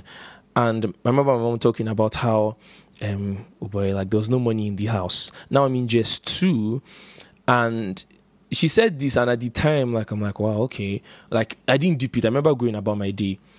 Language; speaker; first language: English; non-native, local second language; Igbo